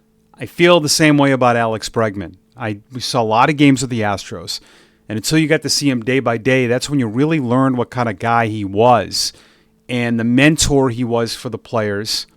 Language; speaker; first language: English; native; English